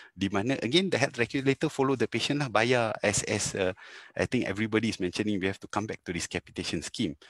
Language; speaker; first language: English; non-native, local second language; Tamil